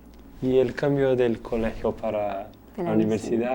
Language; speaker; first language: Spanish; non-native, learner; Portuguese